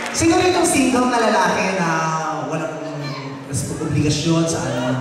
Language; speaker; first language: Filipino; native; Filipino